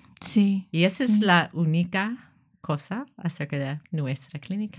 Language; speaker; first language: Spanish; non-native, learner; English